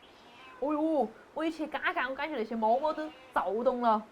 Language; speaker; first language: Chinese; native; Chinese